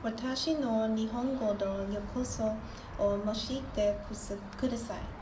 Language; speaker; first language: Japanese; non-native, learner; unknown